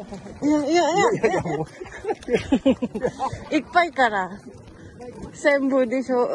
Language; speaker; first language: Japanese; non-native, learner; Filipino